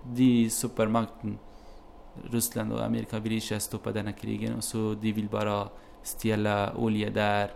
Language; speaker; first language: Norwegian; non-native, learner; Kurdish